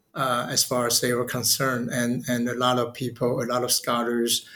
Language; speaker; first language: English; non-native, fluent; Chinese